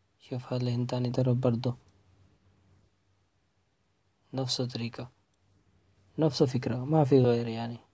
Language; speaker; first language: Arabic; non-native, learner; Urdu